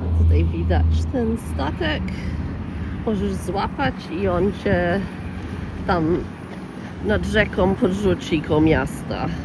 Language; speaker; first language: Polish; early bilingual, heritage; Polish